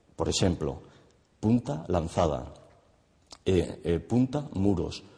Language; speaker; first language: Spanish; non-native, local second language; Galician